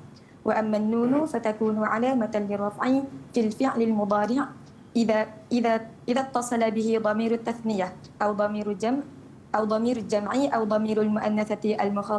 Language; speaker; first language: Arabic; non-native, learner; Malay